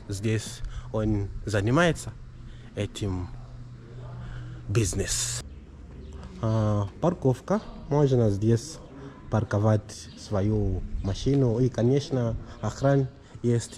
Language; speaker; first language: Russian; non-native, learner; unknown